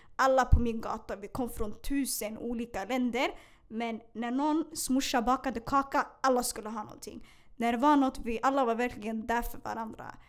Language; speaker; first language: Swedish; early bilingual, other home language; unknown